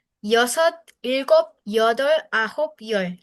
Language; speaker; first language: Korean; non-native, fluent; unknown